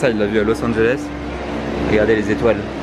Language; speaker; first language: French; native; French